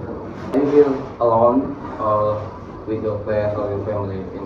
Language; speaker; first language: English; non-native, learner; Indonesian